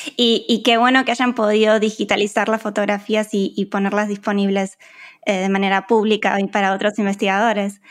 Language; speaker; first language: Spanish; native; Spanish